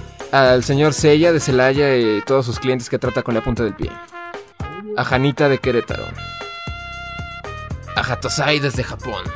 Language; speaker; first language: Spanish; native; Spanish